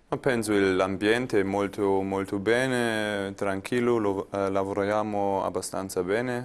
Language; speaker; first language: Italian; non-native, learner; German